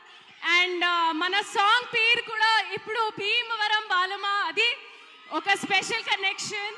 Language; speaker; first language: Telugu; non-native, learner; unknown